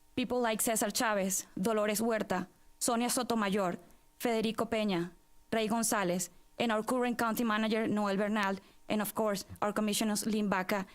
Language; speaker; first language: English; non-native, fluent; Spanish